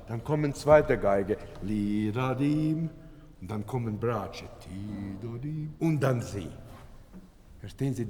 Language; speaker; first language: German; non-native, fluent; Latvian